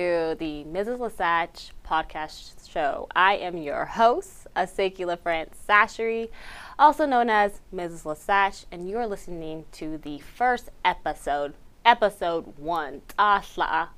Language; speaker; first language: English; early bilingual, other home language; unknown